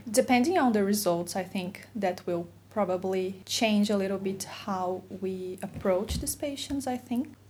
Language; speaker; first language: English; non-native, fluent; Portuguese